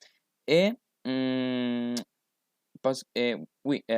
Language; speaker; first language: French; non-native, learner; Spanish